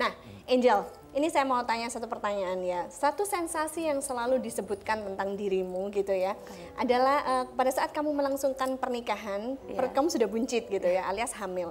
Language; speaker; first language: Indonesian; native; Indonesian